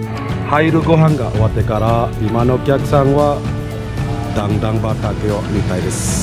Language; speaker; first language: Japanese; non-native, fluent; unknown